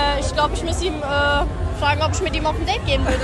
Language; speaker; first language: German; native; German